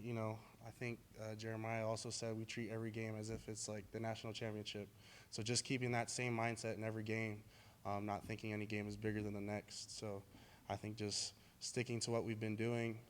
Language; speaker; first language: English; native; English